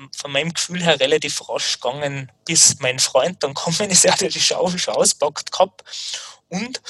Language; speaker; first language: German; native; German